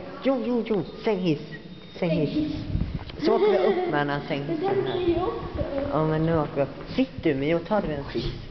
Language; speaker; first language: Swedish; native; Swedish